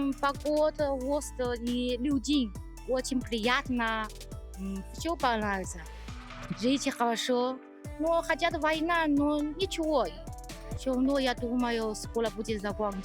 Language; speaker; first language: Russian; non-native, learner; Chinese